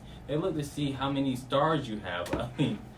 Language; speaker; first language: English; native; English